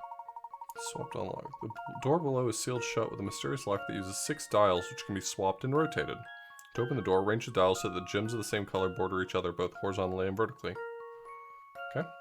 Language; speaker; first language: English; native; English